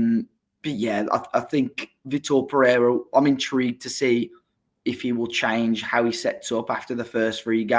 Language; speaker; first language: English; native; English